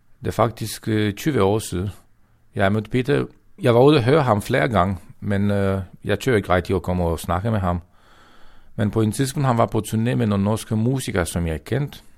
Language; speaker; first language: Danish; non-native, fluent; Romanian